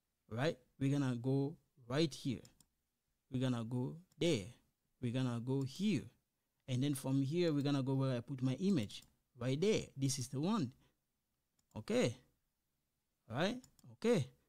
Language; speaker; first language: English; non-native, fluent; Lingala